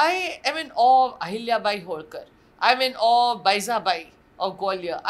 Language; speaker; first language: English; non-native, local second language; Marathi